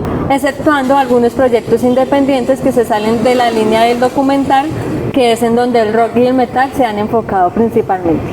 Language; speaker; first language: Spanish; native; Spanish